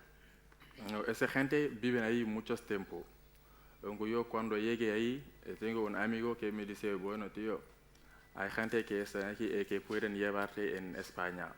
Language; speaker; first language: Spanish; non-native, learner; Wolof